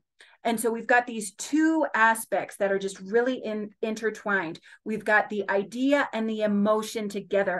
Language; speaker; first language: English; native; English